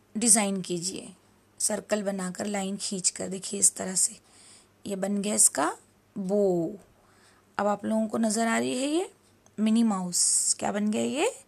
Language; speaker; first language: Hindi; native; Hindi